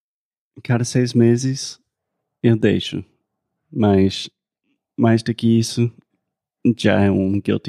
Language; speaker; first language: Portuguese; non-native, fluent; English